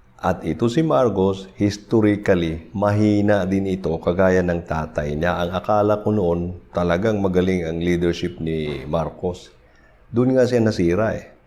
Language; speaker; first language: Filipino; non-native, local second language; Cebuano